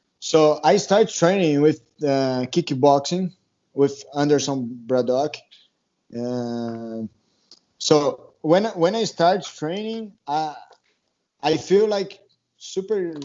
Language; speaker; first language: English; non-native, learner; Portuguese